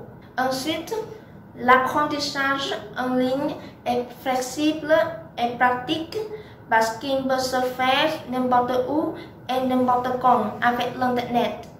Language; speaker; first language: French; non-native, learner; Vietnamese